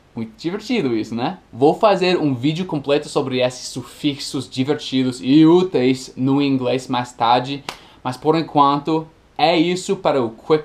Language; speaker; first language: Portuguese; non-native, fluent; English